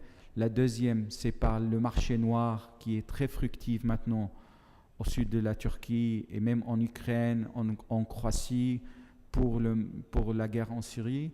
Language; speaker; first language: French; non-native, fluent; Arabic